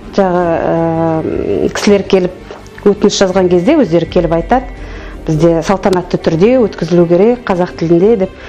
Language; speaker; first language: Kazakh; non-native, local second language; Russian